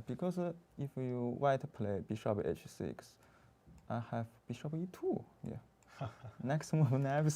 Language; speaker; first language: English; non-native, learner; Chinese